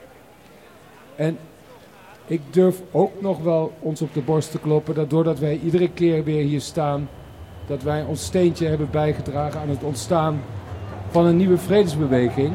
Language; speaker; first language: Dutch; native; Dutch